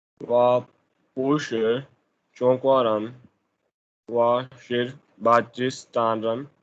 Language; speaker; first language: Chinese; non-native, learner; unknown